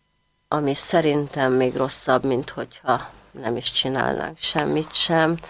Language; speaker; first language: Hungarian; native; Hungarian